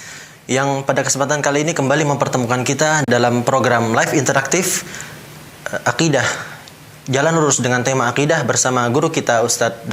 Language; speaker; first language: Indonesian; native; Indonesian